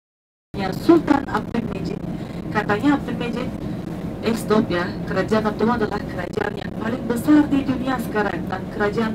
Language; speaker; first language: Indonesian; non-native, learner; Turkish